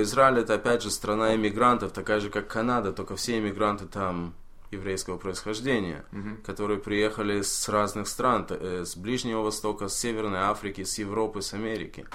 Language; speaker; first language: Russian; early bilingual, heritage; Russian